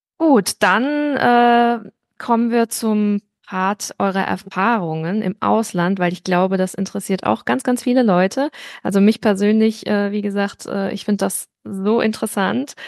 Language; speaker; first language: German; native; German